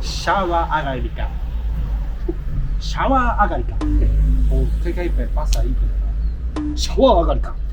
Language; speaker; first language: Thai; non-native, learner; Japanese